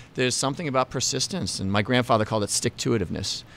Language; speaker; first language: English; native; English